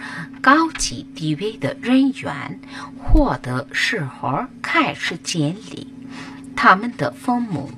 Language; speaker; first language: Chinese; non-native, fluent; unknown